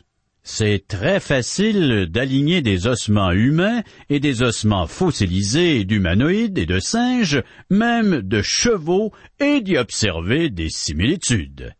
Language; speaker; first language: French; native; French